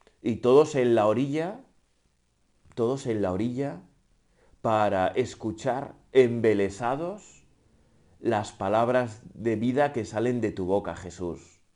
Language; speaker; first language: Spanish; native; Spanish